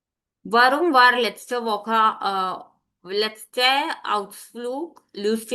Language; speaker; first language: German; non-native, fluent; Hindi